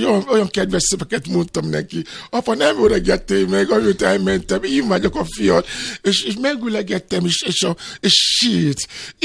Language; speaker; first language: Hungarian; non-native, learner; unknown